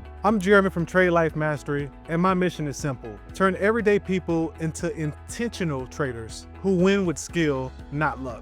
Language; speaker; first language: English; native; English